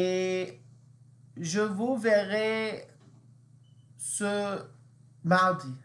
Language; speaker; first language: French; non-native, fluent; English